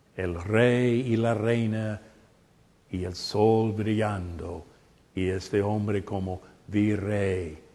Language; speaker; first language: Spanish; non-native, fluent; English